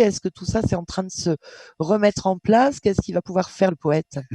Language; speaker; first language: French; native; French